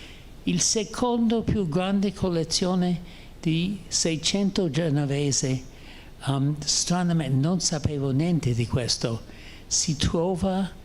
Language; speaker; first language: Italian; non-native, fluent; English